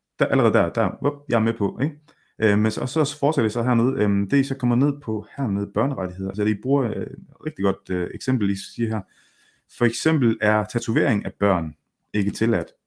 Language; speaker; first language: Danish; early bilingual, other home language; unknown